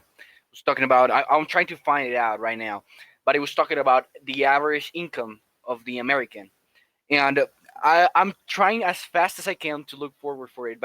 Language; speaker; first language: English; non-native, fluent; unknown